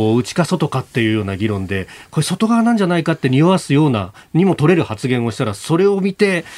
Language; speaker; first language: Japanese; native; Japanese